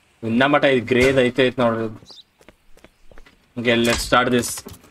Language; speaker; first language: English; non-native, local second language; Kannada